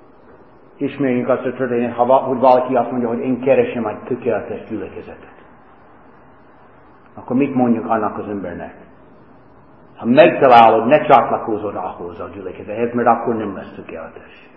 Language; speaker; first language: Hungarian; non-native, fluent; English